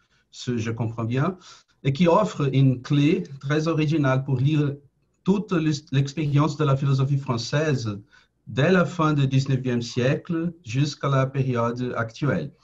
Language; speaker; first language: French; non-native, fluent; Portuguese